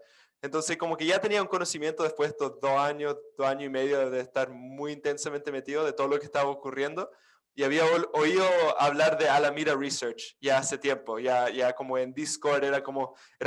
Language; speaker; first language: Spanish; non-native, fluent; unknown